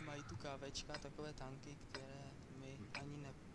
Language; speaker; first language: Czech; native; Czech